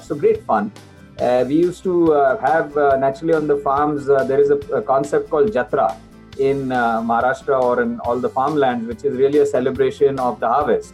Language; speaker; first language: English; non-native, local second language; Marathi